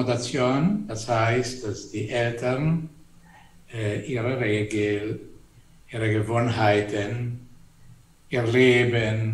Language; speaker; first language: German; non-native, fluent; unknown